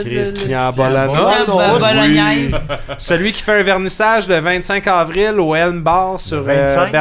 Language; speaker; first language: French; native; French